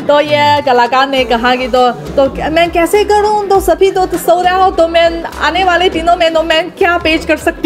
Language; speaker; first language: Hindi; non-native, fluent; Chinese